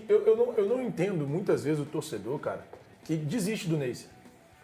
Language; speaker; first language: Portuguese; native; Portuguese